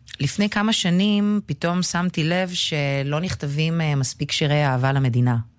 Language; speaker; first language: Hebrew; early bilingual, other home language; Russian